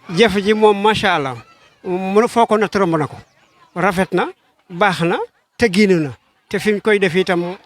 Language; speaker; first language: Wolof; native; Wolof